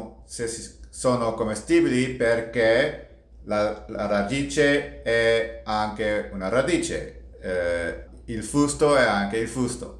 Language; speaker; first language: Italian; non-native, learner; English